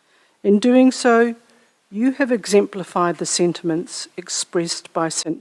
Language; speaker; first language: English; native; English